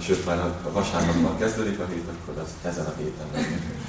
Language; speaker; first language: Hungarian; native; Hungarian